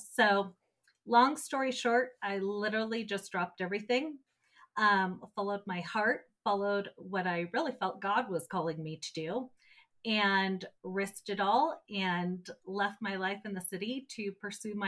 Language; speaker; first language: English; native; English